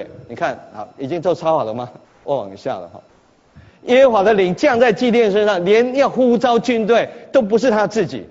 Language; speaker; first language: Chinese; native; Chinese